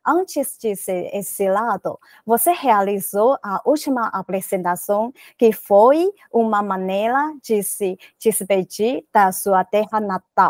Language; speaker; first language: Portuguese; non-native, learner; Chinese